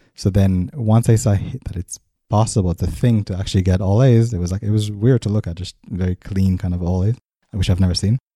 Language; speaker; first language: English; early bilingual, other home language; Hebrew